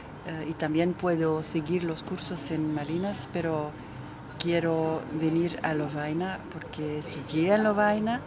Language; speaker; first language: Spanish; non-native, fluent; Dutch